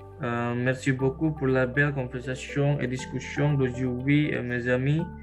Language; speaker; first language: French; non-native, learner; Indonesian